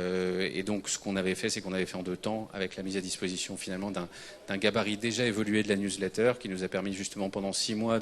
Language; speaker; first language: French; native; French